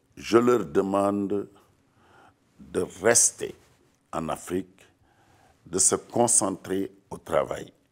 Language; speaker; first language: French; non-native, local second language; Wolof